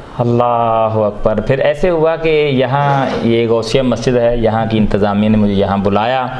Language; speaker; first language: Urdu; non-native, local second language; Punjabi